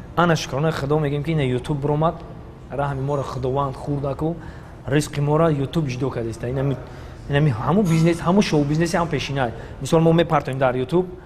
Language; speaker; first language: Tajik; native; Tajik